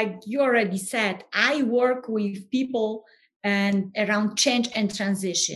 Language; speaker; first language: English; non-native, fluent; Polish